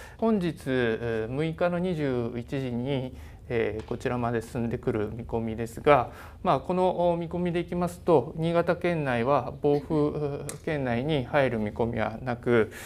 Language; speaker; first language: Japanese; native; Japanese